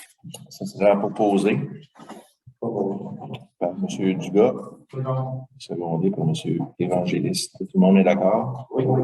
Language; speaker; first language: French; native; French